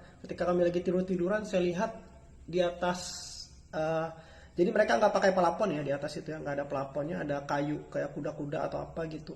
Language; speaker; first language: Indonesian; native; Indonesian